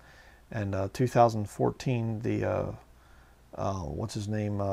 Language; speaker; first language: English; native; English